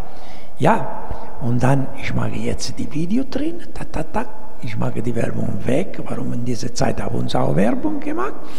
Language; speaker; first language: German; non-native, learner; Italian